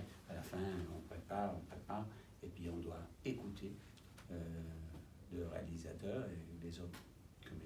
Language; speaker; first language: French; non-native, fluent; English